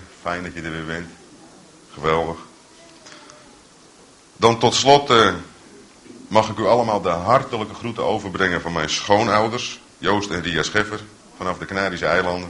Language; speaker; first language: Dutch; native; Dutch